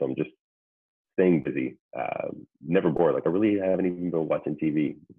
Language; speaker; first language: English; native; English